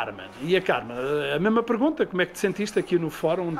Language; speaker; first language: Portuguese; native; Portuguese